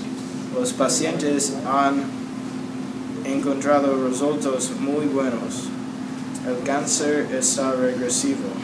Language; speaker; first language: Spanish; non-native, learner; English